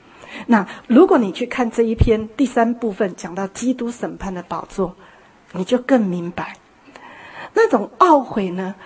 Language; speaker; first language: Chinese; native; Chinese